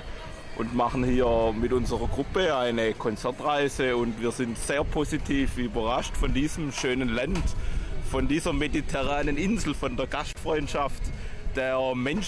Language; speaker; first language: German; native; German